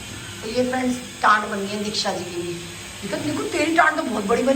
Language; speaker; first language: Hindi; native; Hindi